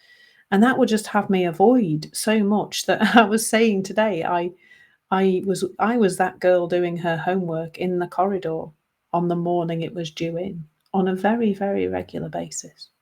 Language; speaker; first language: English; native; English